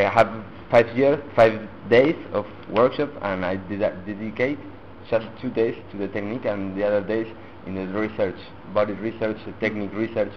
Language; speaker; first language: English; non-native, learner; Spanish